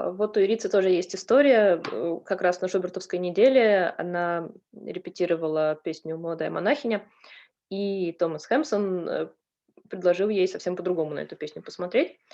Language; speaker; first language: Russian; native; Russian